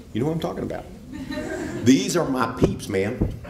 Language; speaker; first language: English; native; English